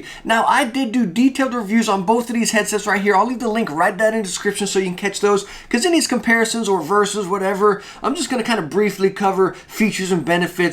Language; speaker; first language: English; native; English